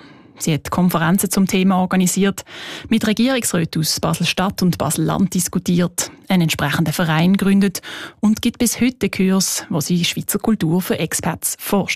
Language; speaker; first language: German; native; German